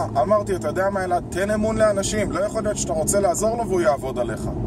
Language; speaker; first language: Hebrew; native; Hebrew